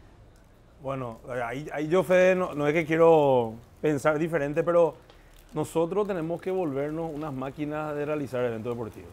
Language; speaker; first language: Spanish; native; Spanish